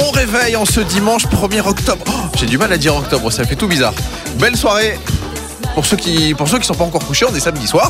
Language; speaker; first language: French; native; French